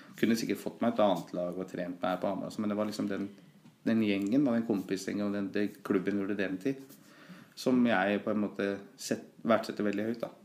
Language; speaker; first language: Norwegian; early bilingual, other home language; Persian